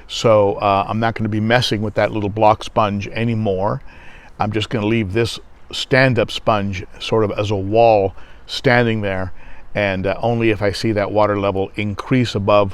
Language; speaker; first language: English; native; English